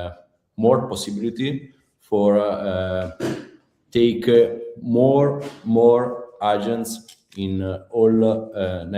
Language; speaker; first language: English; non-native, learner; Italian